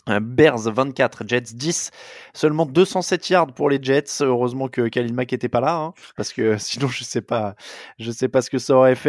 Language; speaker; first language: French; native; French